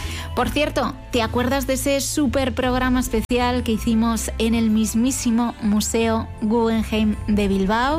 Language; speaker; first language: Spanish; native; Spanish